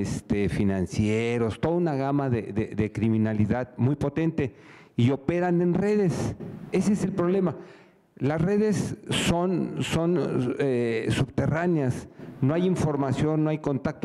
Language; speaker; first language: Spanish; native; Spanish